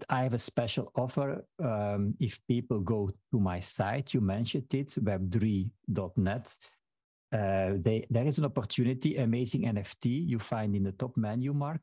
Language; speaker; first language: English; non-native, fluent; Dutch